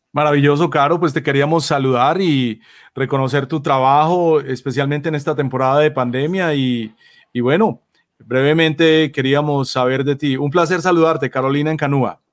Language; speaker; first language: Spanish; native; Spanish